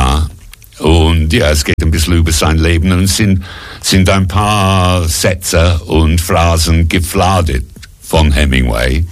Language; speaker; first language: German; non-native, fluent; English